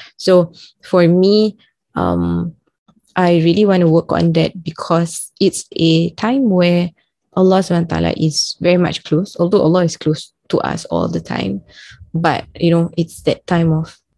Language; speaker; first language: English; non-native, local second language; Malay